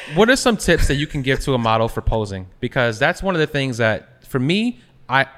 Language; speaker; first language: English; native; English